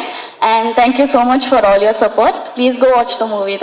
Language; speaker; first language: Tamil; non-native, learner; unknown